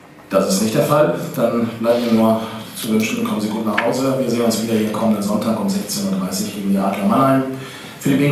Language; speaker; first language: German; native; German